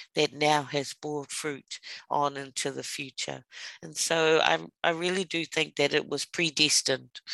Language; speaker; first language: English; native; English